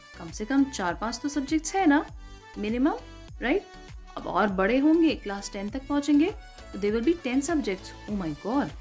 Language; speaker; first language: Hindi; native; Hindi